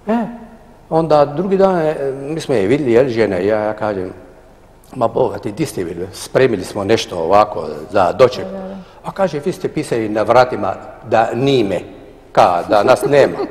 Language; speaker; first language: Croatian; non-native, fluent; Arabic